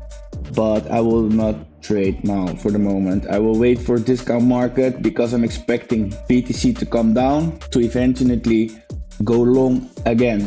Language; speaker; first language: English; non-native, fluent; Dutch